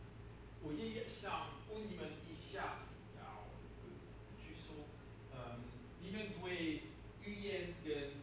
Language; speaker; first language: Chinese; non-native, fluent; French